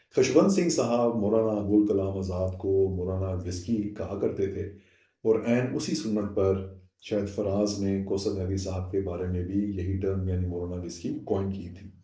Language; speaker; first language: Urdu; non-native, local second language; Saraiki